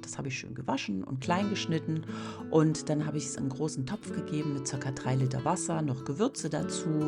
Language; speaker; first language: German; native; German